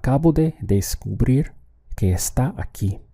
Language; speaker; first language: Spanish; non-native, fluent; English